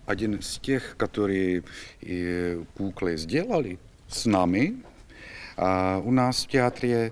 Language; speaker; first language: Russian; non-native, learner; Czech